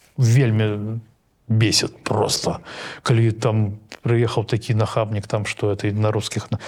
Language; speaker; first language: Belarusian; non-native, local second language; Russian